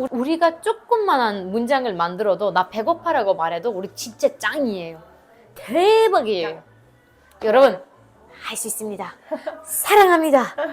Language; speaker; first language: Korean; non-native, fluent; Turkish